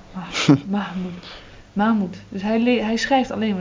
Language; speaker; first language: Dutch; native; Dutch